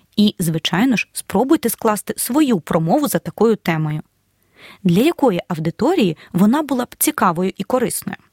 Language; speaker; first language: Ukrainian; native; Ukrainian